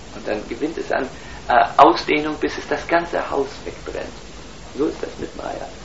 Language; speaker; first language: German; native; German